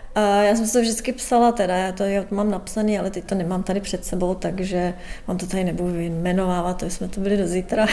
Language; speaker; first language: Czech; native; Czech